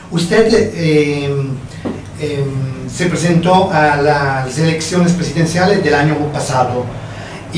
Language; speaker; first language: Spanish; non-native, fluent; Italian